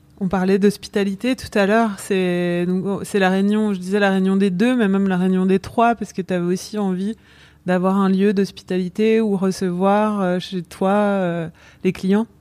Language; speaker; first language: French; native; French